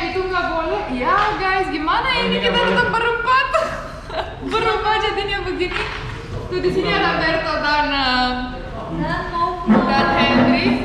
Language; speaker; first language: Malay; non-native, fluent; English